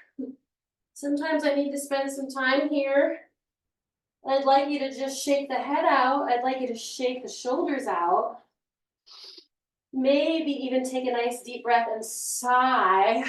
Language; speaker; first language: English; native; English